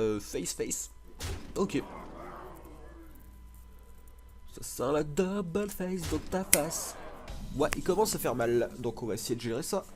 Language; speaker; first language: French; native; French